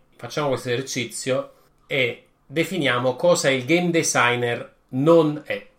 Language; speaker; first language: Italian; native; Italian